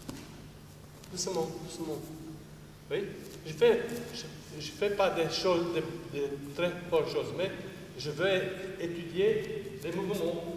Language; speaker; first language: French; non-native, fluent; Romanian